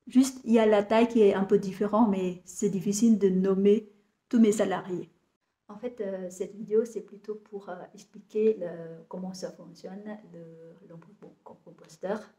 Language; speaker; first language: French; non-native, fluent; Vietnamese